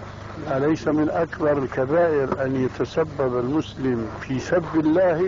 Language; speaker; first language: Arabic; early bilingual, other home language; Albanian